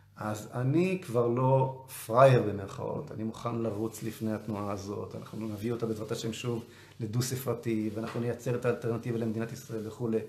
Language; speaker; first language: Hebrew; native; Hebrew